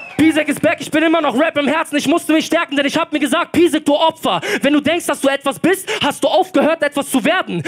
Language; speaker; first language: German; early bilingual, other home language; Polish